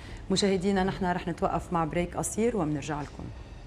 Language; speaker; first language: Arabic; native; Arabic